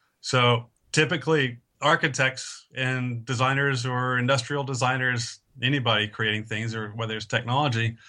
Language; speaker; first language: English; native; English